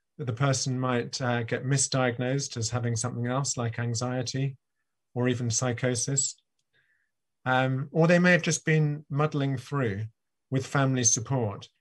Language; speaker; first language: English; native; English